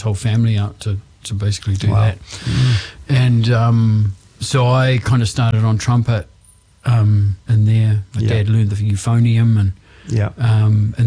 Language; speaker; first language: English; native; English